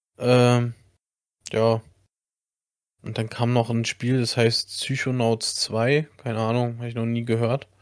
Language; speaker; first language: German; native; German